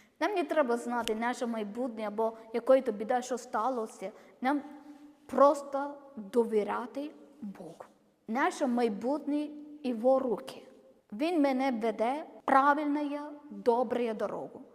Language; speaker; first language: Ukrainian; non-native, learner; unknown